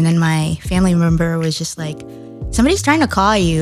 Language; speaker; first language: English; native; English